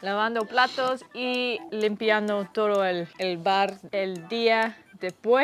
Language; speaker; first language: Spanish; non-native, learner; English